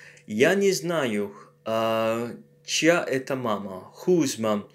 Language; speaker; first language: Russian; non-native, learner; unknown